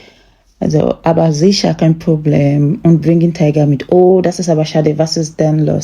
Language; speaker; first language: German; non-native, fluent; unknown